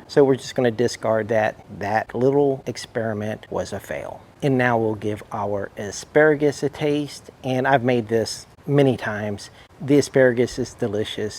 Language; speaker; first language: English; native; English